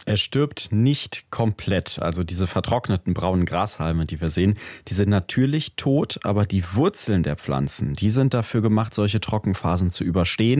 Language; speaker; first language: German; native; German